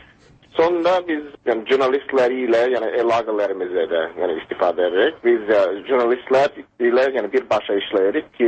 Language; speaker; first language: Turkish; non-native, fluent; English